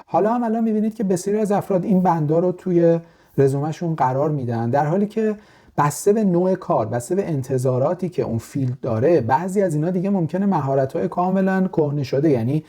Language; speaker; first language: Persian; native; Persian